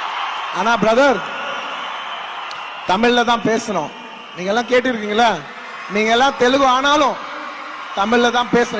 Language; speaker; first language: Tamil; non-native, local second language; Telugu